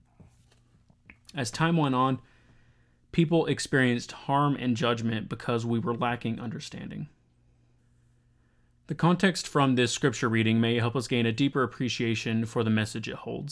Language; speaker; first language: English; native; English